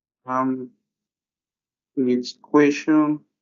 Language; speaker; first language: English; non-native, learner; Spanish